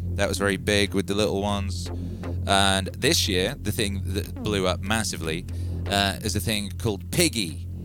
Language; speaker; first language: English; native; English